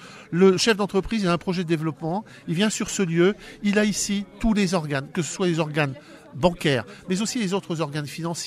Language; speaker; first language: French; native; French